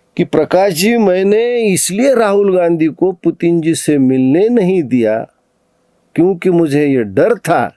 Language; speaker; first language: Hindi; non-native, local second language; Marathi